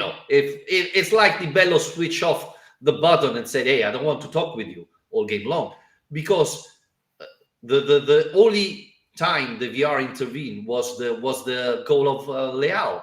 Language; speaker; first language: English; non-native, fluent; Italian